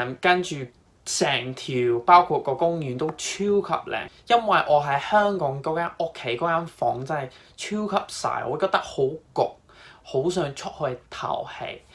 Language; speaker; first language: Cantonese; non-native, fluent; English